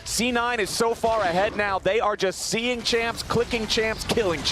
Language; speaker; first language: English; native; English